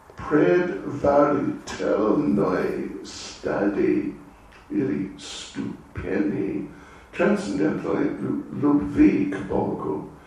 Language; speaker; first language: Russian; non-native, learner; English